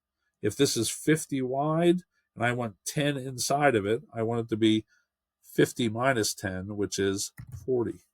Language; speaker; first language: English; native; English